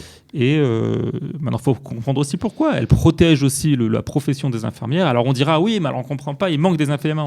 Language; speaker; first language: French; native; French